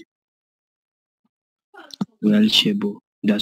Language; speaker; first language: German; non-native, learner; Urdu